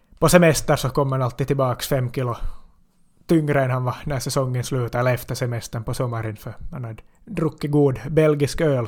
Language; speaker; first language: Swedish; native; Swedish